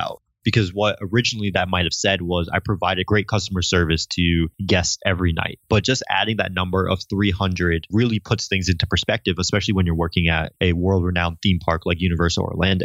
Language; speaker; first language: English; native; English